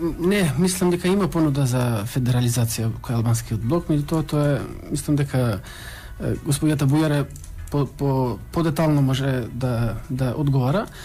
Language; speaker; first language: Macedonian; non-native, local second language; Albanian